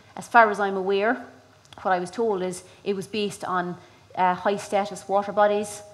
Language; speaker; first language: English; native; English